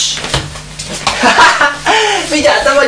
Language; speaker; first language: Japanese; native; Japanese